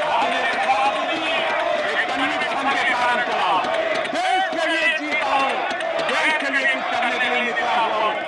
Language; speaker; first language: Hindi; non-native, local second language; Gujarati